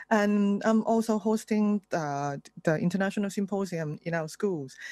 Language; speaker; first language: English; non-native, fluent; Thai